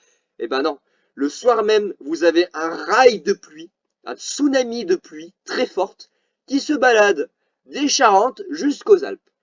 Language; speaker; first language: French; native; French